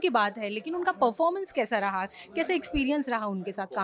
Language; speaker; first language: Hindi; native; Hindi